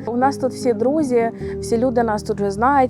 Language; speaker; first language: Ukrainian; native; Ukrainian